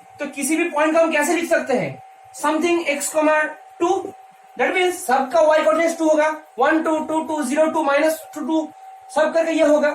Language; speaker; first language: Hindi; non-native, local second language; Bangla